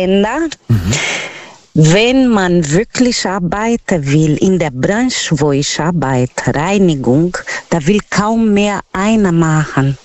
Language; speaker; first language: German; non-native, learner; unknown